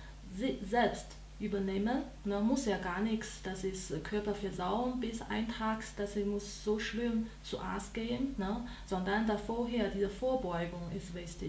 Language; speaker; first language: German; non-native, learner; Chinese